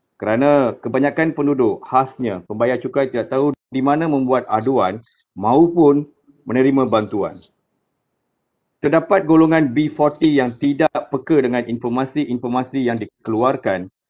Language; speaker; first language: Malay; non-native, local second language; Tamil